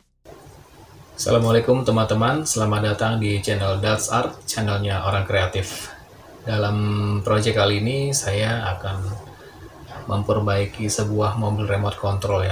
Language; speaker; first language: Indonesian; native; Indonesian